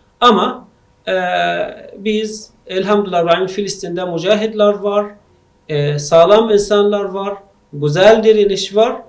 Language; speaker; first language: Turkish; non-native, learner; Arabic